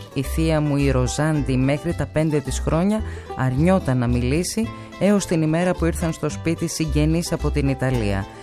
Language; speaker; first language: Greek; native; Greek